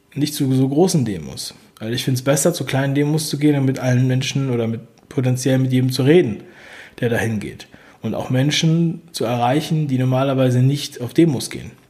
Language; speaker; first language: German; native; German